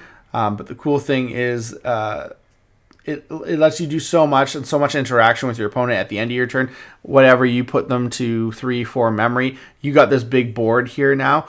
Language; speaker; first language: English; native; English